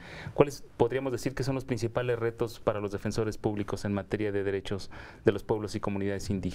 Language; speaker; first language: Spanish; native; Spanish